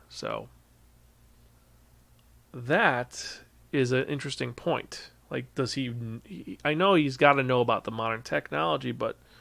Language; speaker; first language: English; native; English